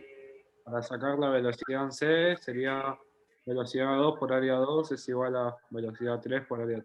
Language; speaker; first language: Spanish; native; Spanish